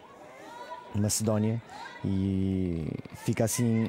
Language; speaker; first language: Portuguese; native; Portuguese